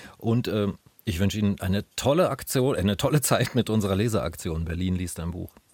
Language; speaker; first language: German; native; German